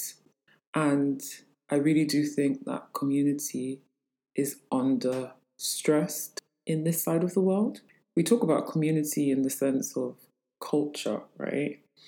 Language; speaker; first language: English; native; English